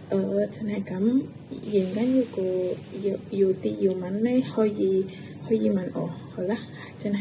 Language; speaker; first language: Cantonese; non-native, learner; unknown